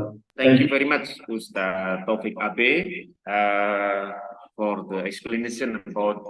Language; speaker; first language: English; non-native, learner; Indonesian